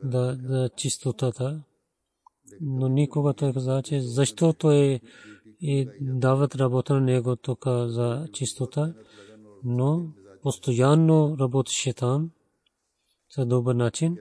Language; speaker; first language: Bulgarian; non-native, learner; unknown